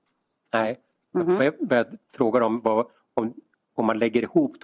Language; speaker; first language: Swedish; native; Swedish